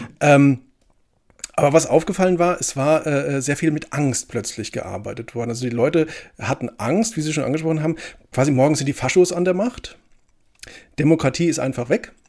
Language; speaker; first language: German; native; German